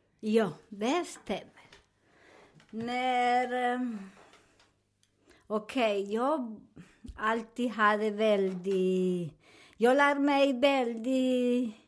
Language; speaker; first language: Swedish; non-native, learner; Spanish